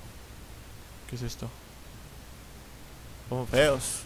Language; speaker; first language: Spanish; native; Spanish